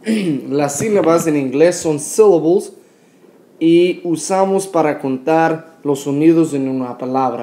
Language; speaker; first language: Spanish; non-native, fluent; English